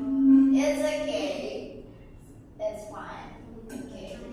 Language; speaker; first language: English; non-native, learner; Indonesian